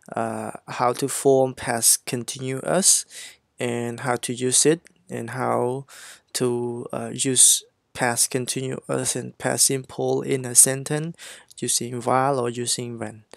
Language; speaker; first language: English; non-native, fluent; Khmer